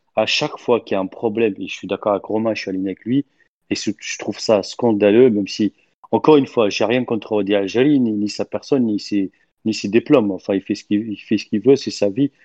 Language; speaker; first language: French; non-native, local second language; Arabic